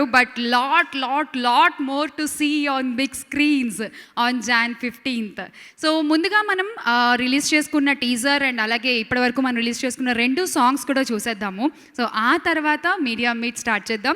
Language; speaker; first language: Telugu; native; Telugu